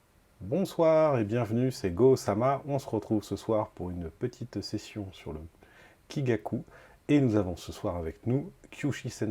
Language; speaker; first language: French; native; French